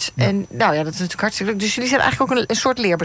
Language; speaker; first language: Dutch; native; Dutch